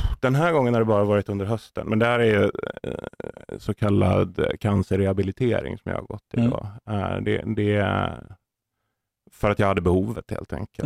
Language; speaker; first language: Swedish; native; Swedish